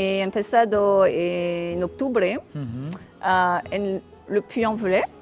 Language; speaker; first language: Spanish; non-native, learner; French